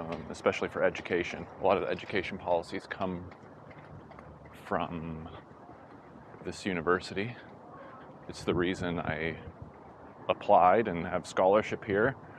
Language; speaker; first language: English; native; English